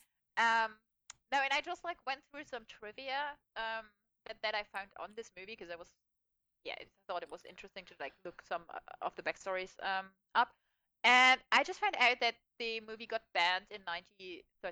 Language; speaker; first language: English; non-native, fluent; German